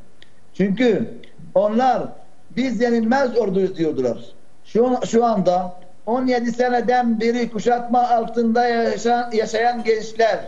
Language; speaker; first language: Turkish; non-native, fluent; Arabic